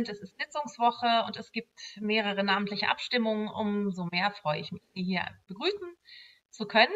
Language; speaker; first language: German; native; German